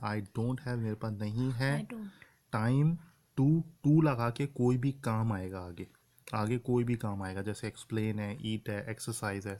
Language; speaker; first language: Urdu; native; Urdu